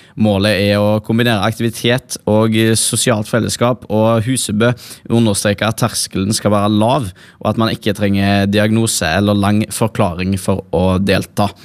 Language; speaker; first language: Norwegian; native; Norwegian